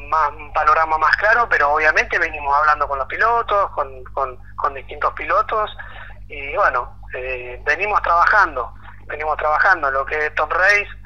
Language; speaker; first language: Spanish; native; Spanish